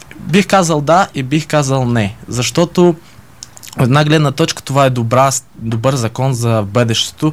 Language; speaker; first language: Bulgarian; early bilingual, heritage; Bulgarian